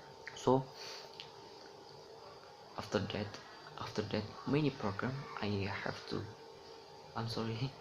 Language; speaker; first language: English; non-native, learner; Indonesian